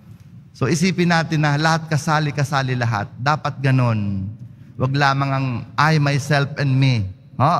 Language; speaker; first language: Filipino; native; Filipino